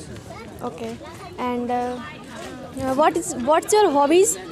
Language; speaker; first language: English; non-native, learner; Hindi